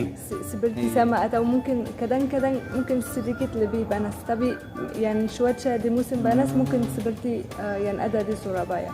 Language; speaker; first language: Indonesian; non-native, fluent; Arabic